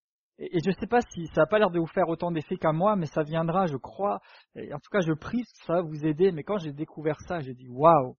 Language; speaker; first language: French; native; French